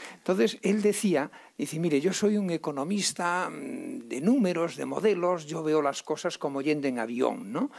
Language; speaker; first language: Spanish; native; Spanish